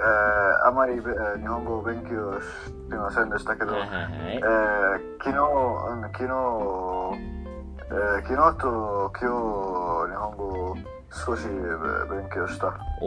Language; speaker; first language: Japanese; non-native, learner; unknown